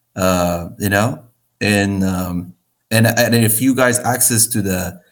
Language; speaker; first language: English; non-native, fluent; Persian